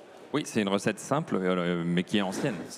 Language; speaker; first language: French; native; French